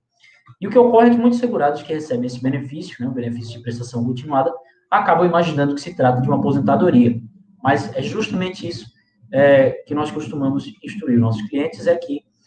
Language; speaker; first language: Portuguese; native; Portuguese